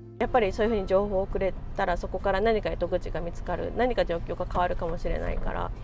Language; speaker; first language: Japanese; native; Japanese